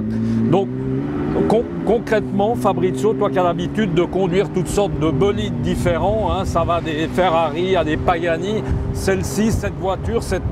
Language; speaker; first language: French; native; French